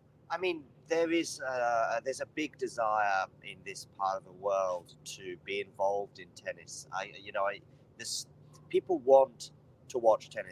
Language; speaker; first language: English; native; English